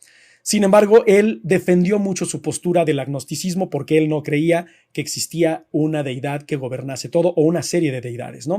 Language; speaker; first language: Spanish; native; Spanish